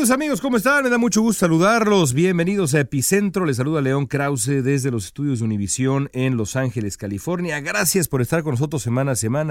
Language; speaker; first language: Spanish; native; Spanish